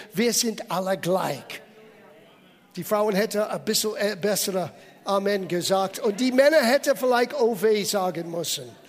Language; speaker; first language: German; non-native, fluent; English